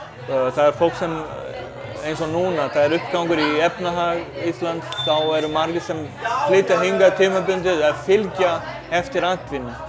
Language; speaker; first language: Icelandic; non-native, fluent; Portuguese